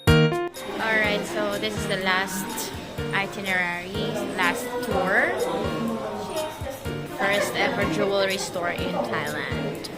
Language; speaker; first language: English; non-native, local second language; Filipino